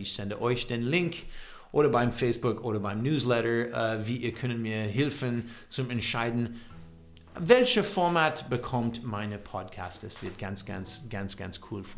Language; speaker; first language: German; non-native, learner; English